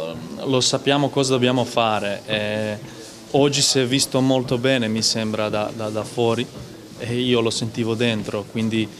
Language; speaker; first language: Italian; non-native, fluent; Croatian